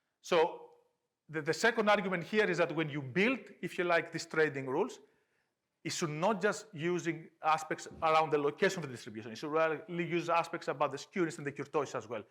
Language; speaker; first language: English; non-native, fluent; Greek